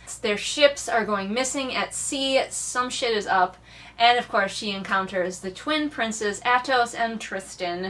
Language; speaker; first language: English; native; English